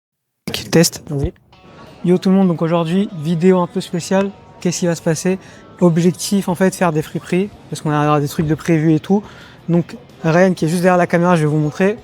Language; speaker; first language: French; native; French